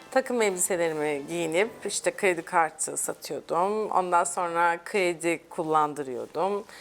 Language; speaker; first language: Turkish; native; Turkish